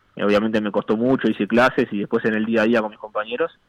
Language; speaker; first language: Spanish; native; Spanish